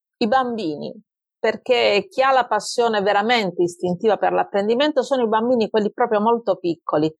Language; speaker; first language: Italian; native; Italian